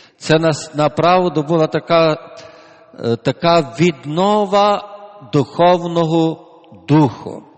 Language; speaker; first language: Ukrainian; native; Ukrainian